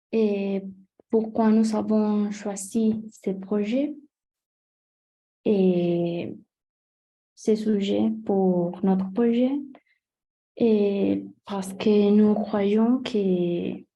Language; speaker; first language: French; non-native, learner; Spanish